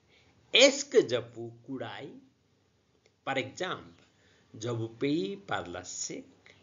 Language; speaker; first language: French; non-native, learner; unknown